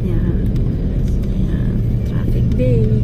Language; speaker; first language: Filipino; native; Filipino